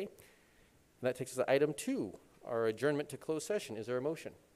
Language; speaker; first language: English; native; English